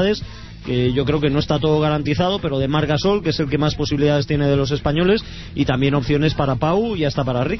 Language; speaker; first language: Spanish; native; Spanish